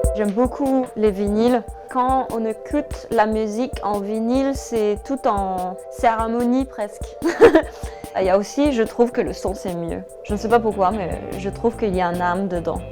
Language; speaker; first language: French; non-native, fluent; Danish